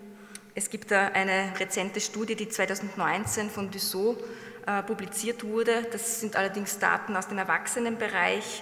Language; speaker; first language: German; native; German